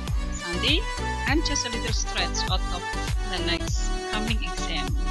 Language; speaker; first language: English; non-native, fluent; Indonesian